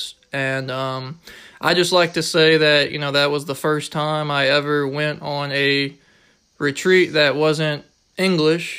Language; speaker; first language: English; native; English